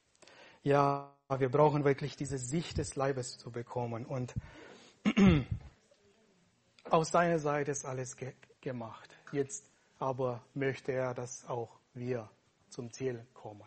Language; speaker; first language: German; non-native, fluent; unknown